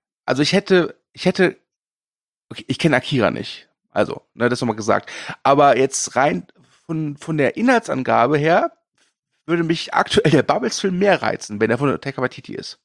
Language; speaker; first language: German; native; German